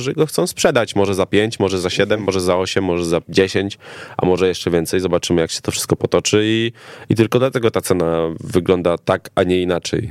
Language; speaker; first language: Polish; native; Polish